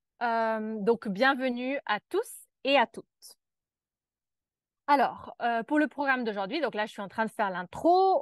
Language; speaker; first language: French; native; French